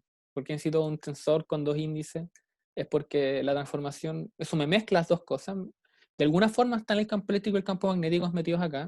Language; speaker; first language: Spanish; native; Spanish